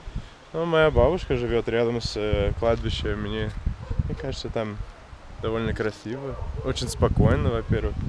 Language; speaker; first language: Russian; non-native, fluent; English